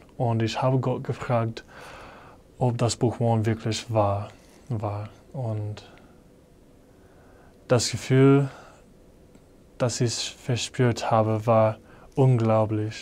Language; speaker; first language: German; non-native, fluent; English